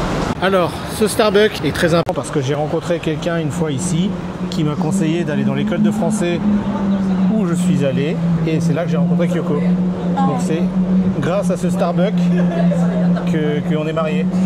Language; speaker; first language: French; native; French